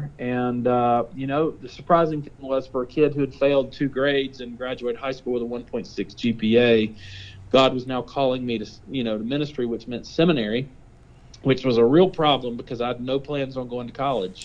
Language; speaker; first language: English; native; English